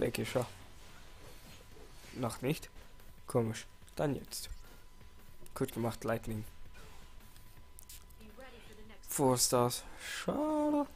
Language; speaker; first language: German; native; German